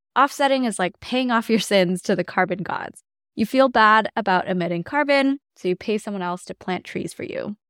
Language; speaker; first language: English; native; English